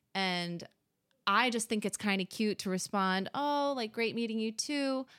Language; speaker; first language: English; native; English